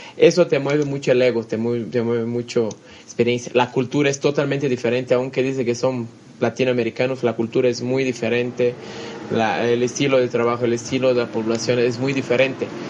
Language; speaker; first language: Spanish; non-native, fluent; Portuguese